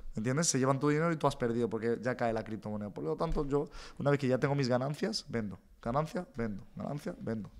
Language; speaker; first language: Spanish; native; Spanish